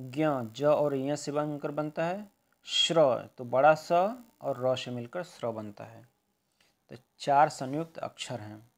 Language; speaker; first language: Hindi; native; Hindi